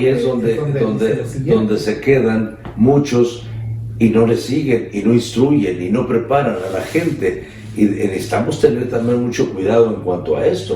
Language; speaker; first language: Spanish; native; Spanish